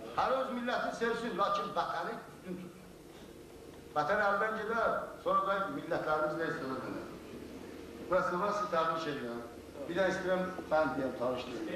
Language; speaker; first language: Azerbaijani; non-native, local second language; Talysh